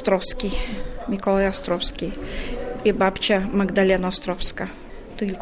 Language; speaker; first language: Polish; non-native, learner; Russian